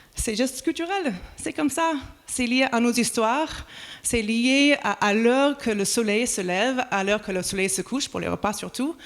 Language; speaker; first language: French; non-native, fluent; English